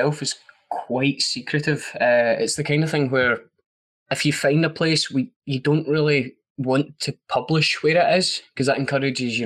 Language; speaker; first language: English; native; English